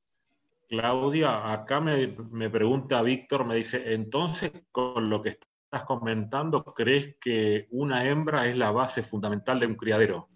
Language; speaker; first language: Spanish; native; Spanish